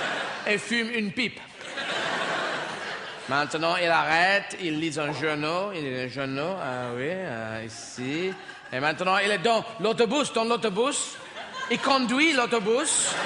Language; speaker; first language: French; non-native, fluent; English